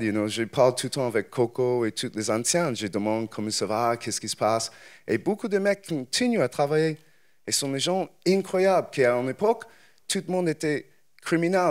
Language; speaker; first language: French; non-native, learner; English